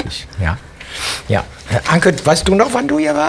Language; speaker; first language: German; native; German